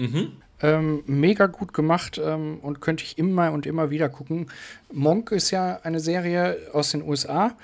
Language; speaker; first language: German; native; German